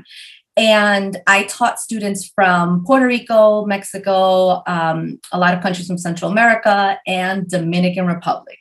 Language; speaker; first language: English; early bilingual, other home language; Spanish